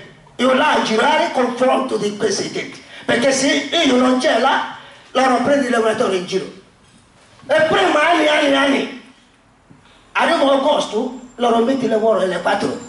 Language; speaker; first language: Italian; non-native, learner; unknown